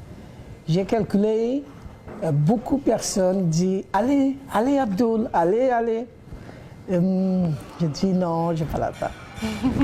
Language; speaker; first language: French; non-native, learner; Bangla